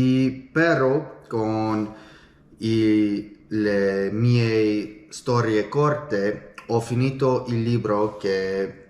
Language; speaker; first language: Italian; non-native, learner; English